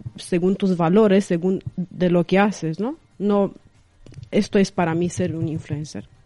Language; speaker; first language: Spanish; non-native, fluent; Romanian